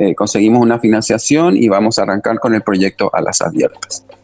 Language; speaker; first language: Spanish; native; Spanish